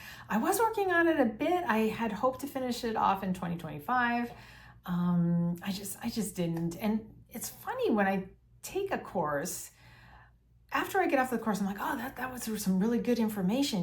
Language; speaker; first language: English; native; English